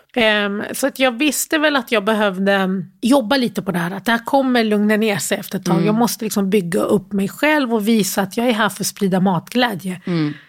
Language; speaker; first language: Swedish; early bilingual, other home language; Arabic